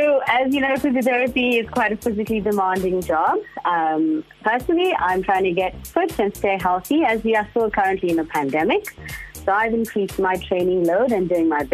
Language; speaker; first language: English; native; English